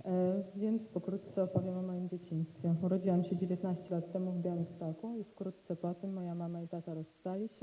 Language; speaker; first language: Polish; native; Polish